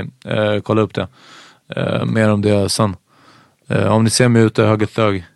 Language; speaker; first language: Swedish; non-native, fluent; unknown